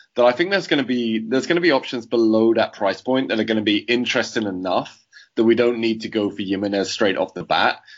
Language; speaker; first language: English; native; English